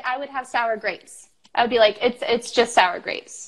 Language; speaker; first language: English; native; English